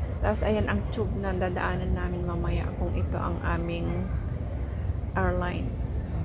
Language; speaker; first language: Filipino; native; Filipino